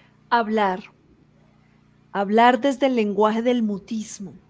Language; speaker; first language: Spanish; native; Spanish